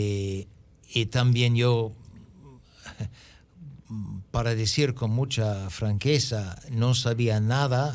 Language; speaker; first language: Spanish; non-native, fluent; English